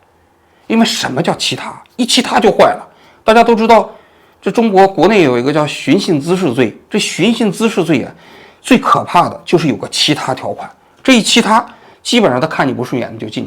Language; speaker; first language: Chinese; native; Chinese